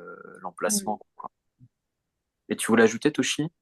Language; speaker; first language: French; native; French